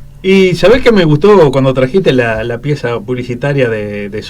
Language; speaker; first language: Spanish; native; Spanish